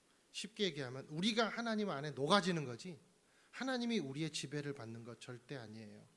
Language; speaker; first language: Korean; native; Korean